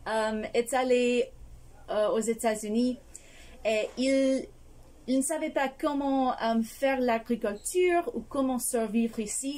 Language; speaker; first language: French; non-native, fluent; English